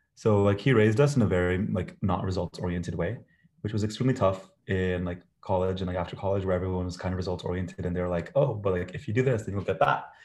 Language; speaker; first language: English; early bilingual, other home language; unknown